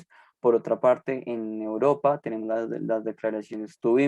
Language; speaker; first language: Spanish; native; Spanish